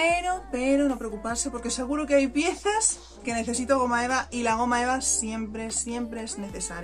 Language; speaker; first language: Spanish; native; Spanish